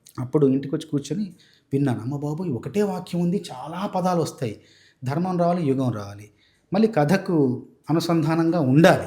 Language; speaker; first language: Telugu; native; Telugu